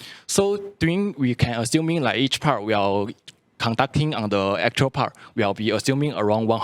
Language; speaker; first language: English; non-native, local second language; Chinese